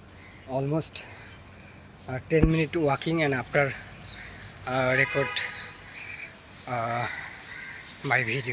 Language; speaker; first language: English; non-native, learner; Bangla